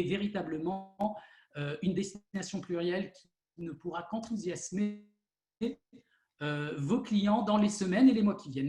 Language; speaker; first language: French; native; French